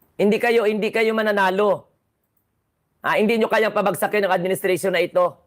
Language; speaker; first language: Filipino; non-native, local second language; Cebuano